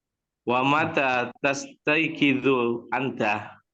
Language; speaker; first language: Arabic; non-native, learner; Indonesian